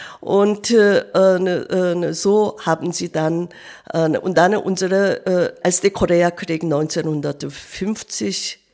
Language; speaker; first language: German; non-native, learner; Korean